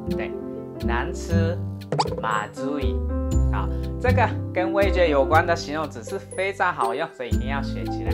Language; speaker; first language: Chinese; non-native, fluent; Japanese